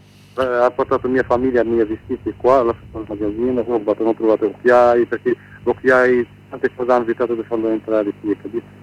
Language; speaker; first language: Italian; non-native, learner; Arabic